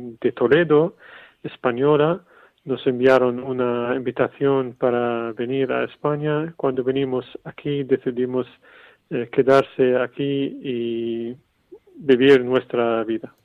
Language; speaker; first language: Spanish; non-native, fluent; Arabic